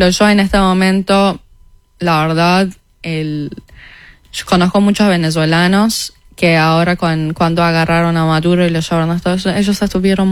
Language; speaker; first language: Spanish; non-native, fluent; Persian